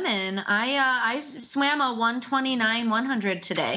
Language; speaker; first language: English; native; English